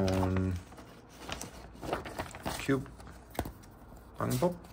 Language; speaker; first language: Korean; non-native, learner; Spanish